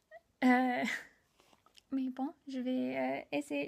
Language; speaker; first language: French; non-native, learner; English